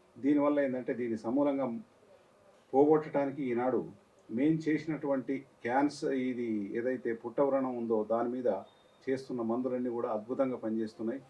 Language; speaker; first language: Telugu; native; Telugu